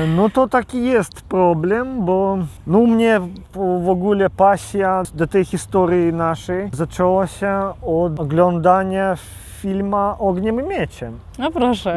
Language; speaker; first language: Polish; non-native, local second language; Belarusian